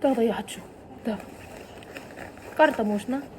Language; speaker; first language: Russian; non-native, learner; Korean